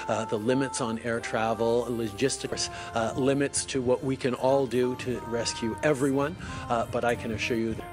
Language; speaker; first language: English; native; English